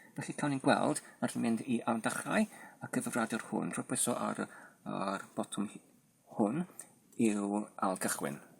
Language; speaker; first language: Welsh; non-native, learner; Polish